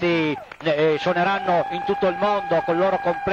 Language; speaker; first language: Italian; native; Italian